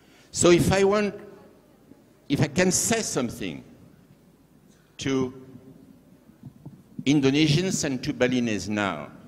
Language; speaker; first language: English; non-native, fluent; French